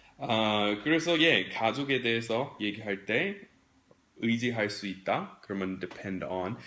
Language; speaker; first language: Korean; non-native, fluent; English